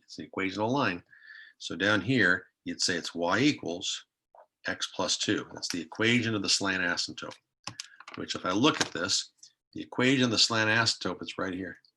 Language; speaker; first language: English; native; English